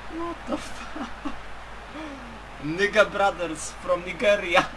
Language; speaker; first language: English; non-native, learner; Polish